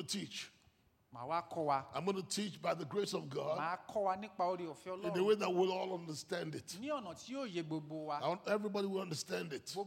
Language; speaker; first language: English; non-native, local second language; Igbo